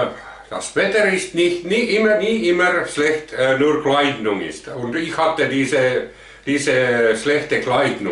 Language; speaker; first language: German; non-native, learner; Finnish